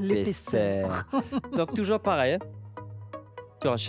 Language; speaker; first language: French; native; French